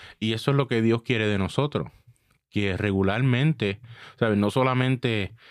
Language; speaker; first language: Spanish; early bilingual, heritage; Spanish